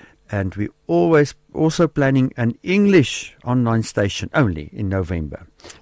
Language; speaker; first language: English; non-native, local second language; Afrikaans